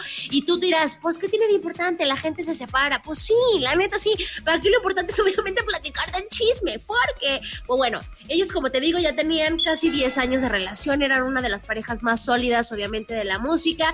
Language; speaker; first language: Spanish; native; Spanish